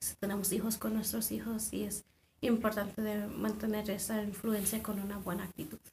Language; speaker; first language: Spanish; non-native, fluent; English